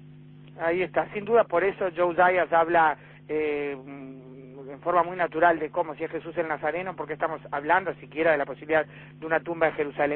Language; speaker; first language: Spanish; native; Spanish